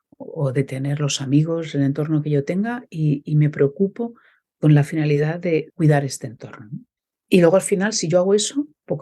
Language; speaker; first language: Spanish; native; Spanish